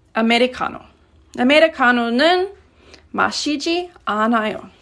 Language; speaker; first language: Korean; non-native, fluent; English